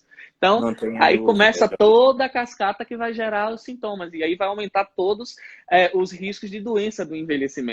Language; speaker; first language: Portuguese; native; Portuguese